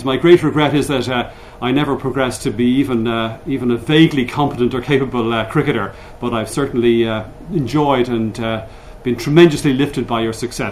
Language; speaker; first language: English; native; English